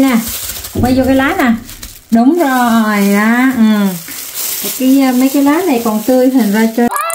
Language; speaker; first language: Vietnamese; native; Vietnamese